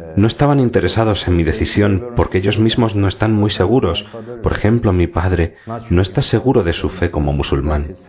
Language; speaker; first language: Spanish; non-native, fluent; Turkish